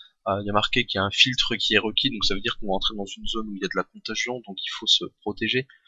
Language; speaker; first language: French; native; French